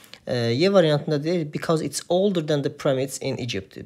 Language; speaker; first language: English; non-native, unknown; Azerbaijani